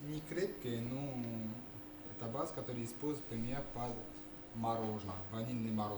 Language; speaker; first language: Russian; non-native, fluent; French